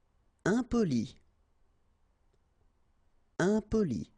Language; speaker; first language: French; native; French